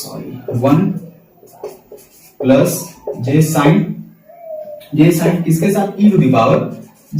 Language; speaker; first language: Hindi; native; Hindi